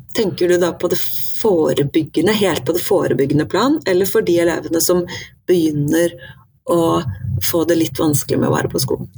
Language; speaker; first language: Norwegian; native; Norwegian